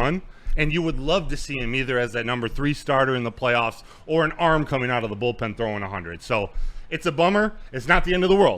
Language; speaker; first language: English; native; English